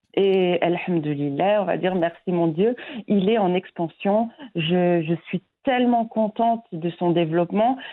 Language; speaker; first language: French; non-native, local second language; Arabic